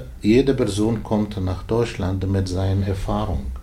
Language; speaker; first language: German; non-native, learner; Arabic